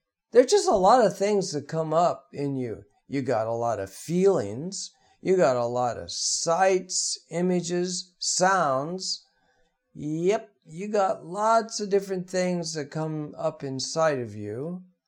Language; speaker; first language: English; native; English